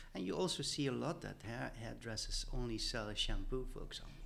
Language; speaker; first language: English; non-native, fluent; Dutch